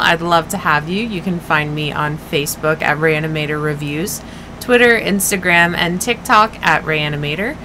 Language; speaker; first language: English; native; English